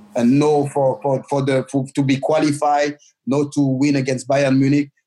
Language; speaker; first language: English; non-native, fluent; French